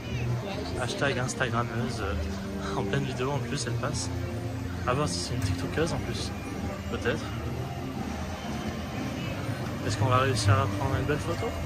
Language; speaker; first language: French; native; French